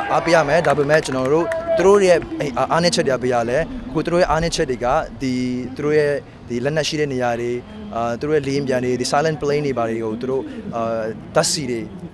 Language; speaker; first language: Burmese; non-native, local second language; Kachin